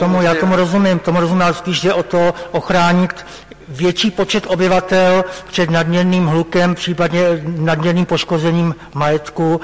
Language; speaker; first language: Czech; native; Czech